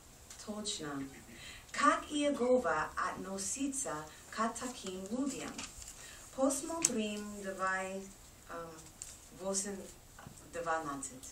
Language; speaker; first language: Russian; non-native, learner; English